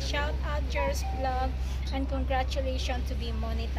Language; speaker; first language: English; non-native, local second language; Filipino